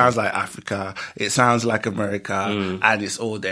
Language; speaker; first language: English; native; English